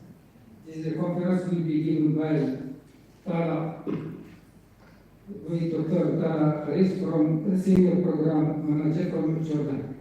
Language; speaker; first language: English; non-native, fluent; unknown